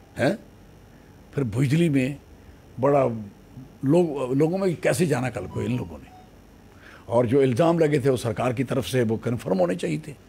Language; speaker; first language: Hindi; native; Hindi